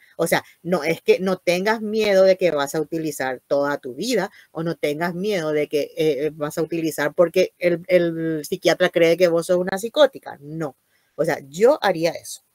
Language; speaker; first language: Spanish; native; Spanish